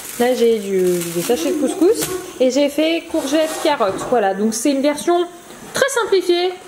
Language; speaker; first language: French; native; French